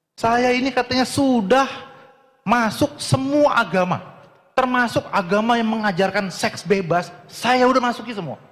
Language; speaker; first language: Indonesian; native; Indonesian